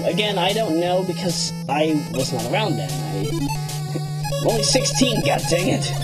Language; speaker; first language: English; native; English